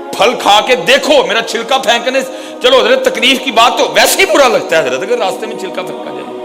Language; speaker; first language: Urdu; non-native, local second language; Punjabi